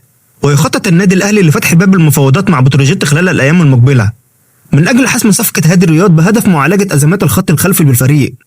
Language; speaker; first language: Arabic; native; Arabic